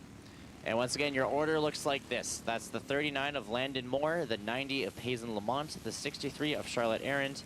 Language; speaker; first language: English; native; English